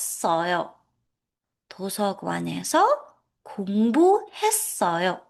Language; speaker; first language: Korean; non-native, fluent; Uzbek